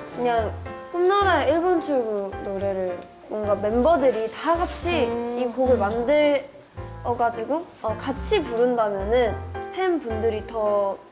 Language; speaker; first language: Korean; native; Korean